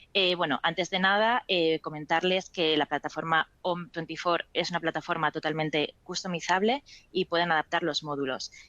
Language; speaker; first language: Spanish; native; Spanish